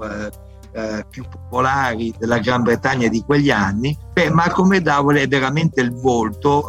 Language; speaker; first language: Italian; native; Italian